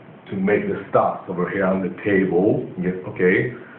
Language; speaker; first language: English; non-native, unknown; Greek